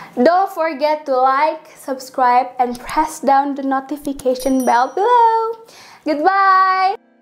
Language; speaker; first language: English; non-native, fluent; Indonesian